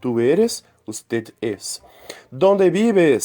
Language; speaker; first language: Spanish; non-native, fluent; Portuguese